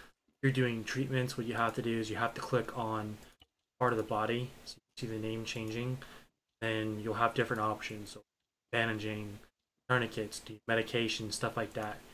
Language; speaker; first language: English; native; English